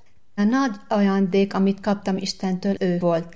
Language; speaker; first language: Hungarian; non-native, learner; Arabic